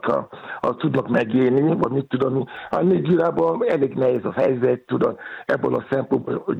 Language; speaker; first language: Hungarian; non-native, learner; Yoruba